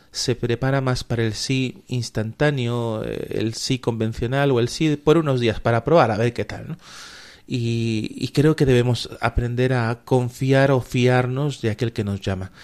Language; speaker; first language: Spanish; native; Spanish